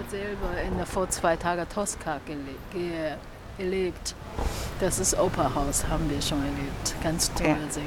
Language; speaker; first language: German; non-native, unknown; Chinese